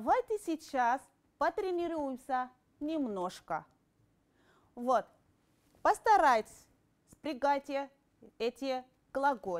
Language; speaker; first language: Russian; non-native, fluent; Arabic